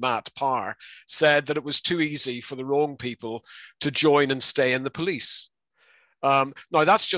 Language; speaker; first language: English; native; English